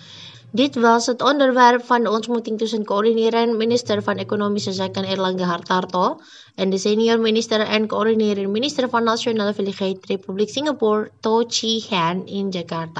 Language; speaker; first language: Dutch; non-native, fluent; Indonesian